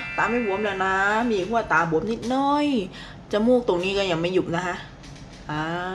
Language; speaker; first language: Thai; native; Thai